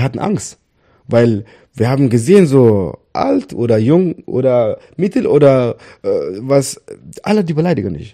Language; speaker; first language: German; non-native, learner; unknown